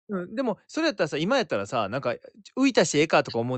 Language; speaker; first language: Japanese; native; Japanese